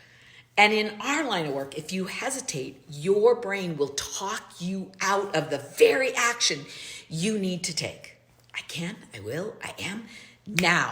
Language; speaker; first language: English; native; English